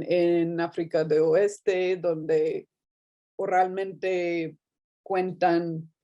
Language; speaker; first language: Spanish; non-native, fluent; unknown